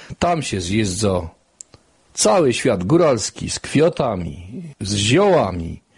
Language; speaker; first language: Polish; native; Polish